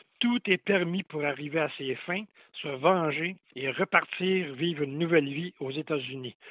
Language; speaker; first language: French; native; French